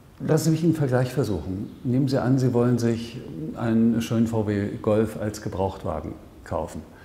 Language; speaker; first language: German; native; German